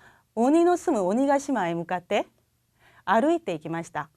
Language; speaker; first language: Japanese; non-native, fluent; Korean